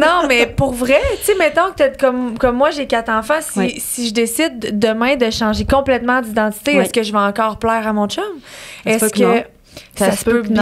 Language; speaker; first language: French; native; French